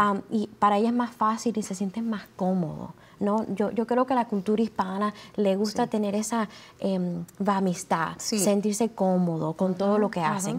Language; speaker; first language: Spanish; early bilingual, heritage; Spanish